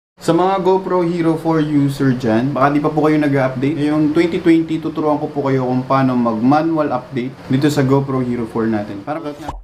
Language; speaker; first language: Filipino; native; Filipino